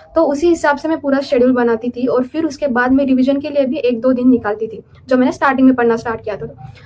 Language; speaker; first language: Hindi; non-native, local second language; Marathi